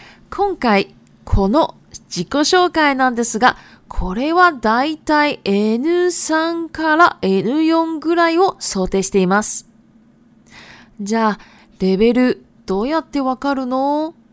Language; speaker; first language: Japanese; native; Japanese